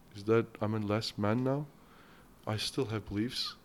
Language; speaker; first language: English; non-native, fluent; Turkish